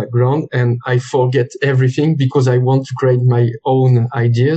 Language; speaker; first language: English; non-native, learner; French